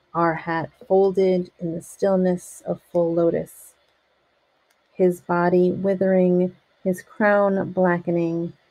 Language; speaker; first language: English; native; English